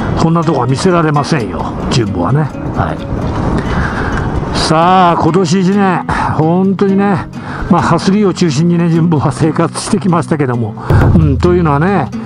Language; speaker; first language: Japanese; native; Japanese